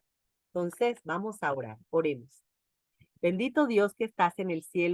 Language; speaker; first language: Spanish; native; Spanish